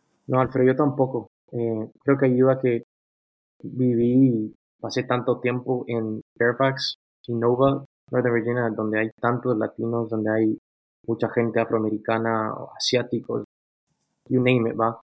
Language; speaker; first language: Spanish; native; Spanish